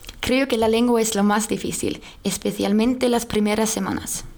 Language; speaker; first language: Spanish; non-native, learner; Swedish